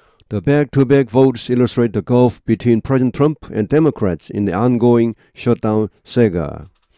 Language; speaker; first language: English; non-native, fluent; Korean